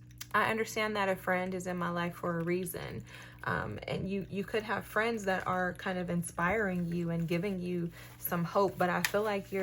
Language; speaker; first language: English; native; English